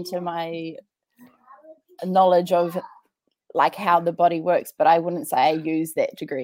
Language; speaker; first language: English; native; English